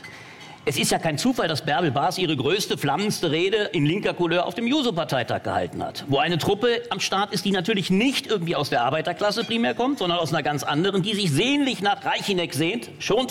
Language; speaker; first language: German; native; German